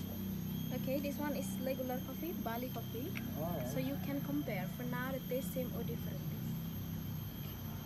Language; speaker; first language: English; non-native, learner; Indonesian